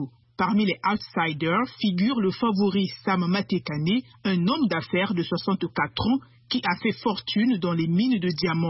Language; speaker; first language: French; native; French